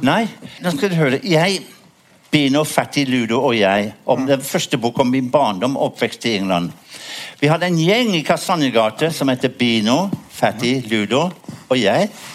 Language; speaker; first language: Norwegian; non-native, fluent; English